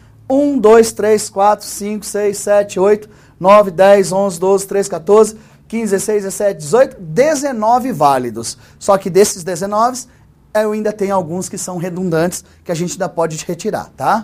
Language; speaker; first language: Portuguese; native; Portuguese